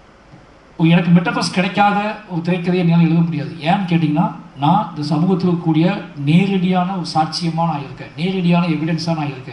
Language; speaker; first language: Tamil; native; Tamil